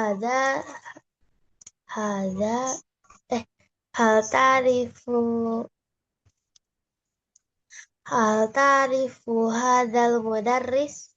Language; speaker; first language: Arabic; non-native, learner; Indonesian